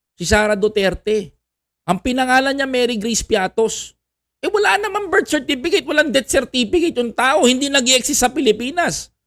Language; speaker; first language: Filipino; native; Filipino